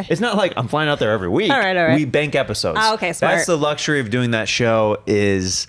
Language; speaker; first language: English; native; English